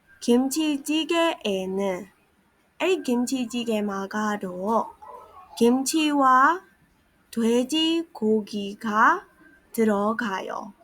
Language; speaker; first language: Korean; non-native, fluent; Burmese